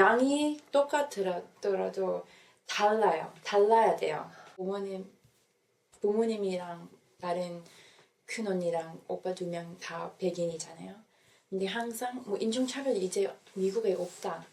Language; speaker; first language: Korean; non-native, fluent; English